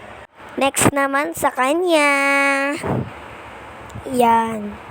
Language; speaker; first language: Filipino; native; Filipino